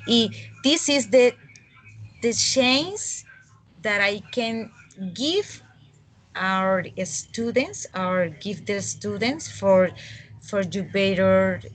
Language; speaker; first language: English; non-native, learner; Spanish